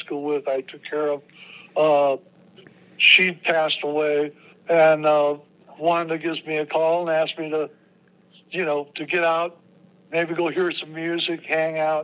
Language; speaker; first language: English; native; English